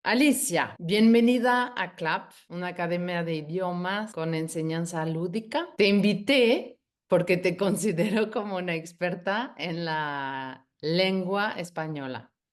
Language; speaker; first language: Spanish; non-native, fluent; French